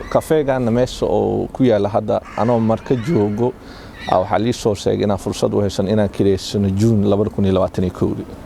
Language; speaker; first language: Somali; early bilingual, heritage; Somali